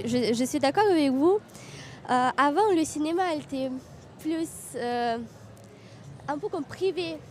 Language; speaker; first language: French; non-native, fluent; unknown